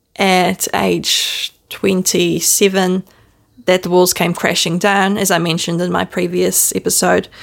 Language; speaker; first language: English; native; English